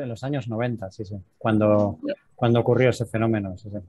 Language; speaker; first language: Spanish; native; Spanish